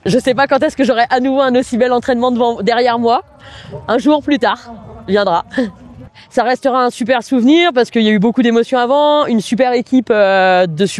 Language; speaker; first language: French; native; French